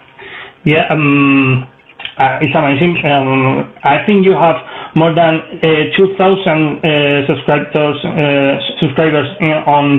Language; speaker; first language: English; non-native, learner; Spanish